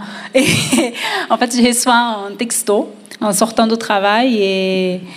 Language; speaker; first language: French; non-native, fluent; Portuguese